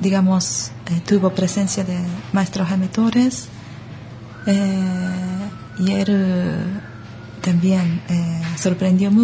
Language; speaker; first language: Spanish; early bilingual, other home language; Japanese